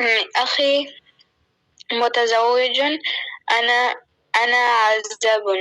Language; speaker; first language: Arabic; non-native, learner; Urdu